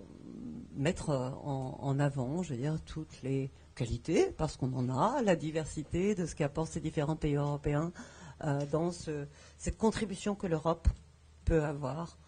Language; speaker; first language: French; native; French